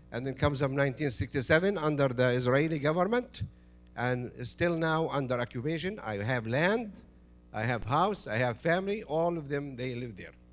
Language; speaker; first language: English; non-native, fluent; Arabic